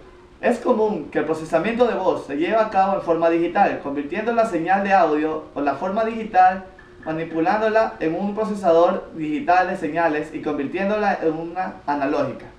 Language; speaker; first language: Spanish; native; Spanish